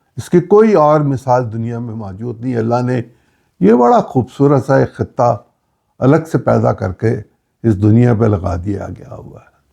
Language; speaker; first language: Urdu; non-native, local second language; Punjabi